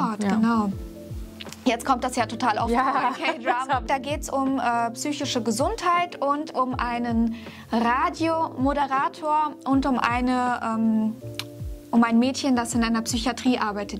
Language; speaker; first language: German; native; German